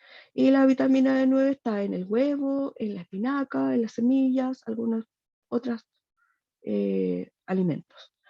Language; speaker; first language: Spanish; native; Spanish